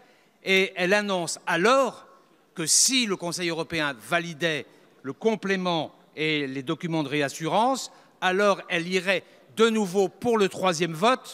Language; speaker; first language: French; native; French